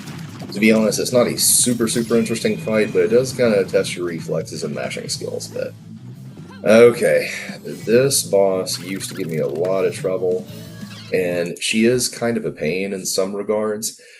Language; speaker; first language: English; native; English